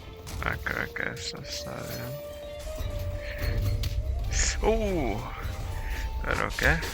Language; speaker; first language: Spanish; non-native, learner; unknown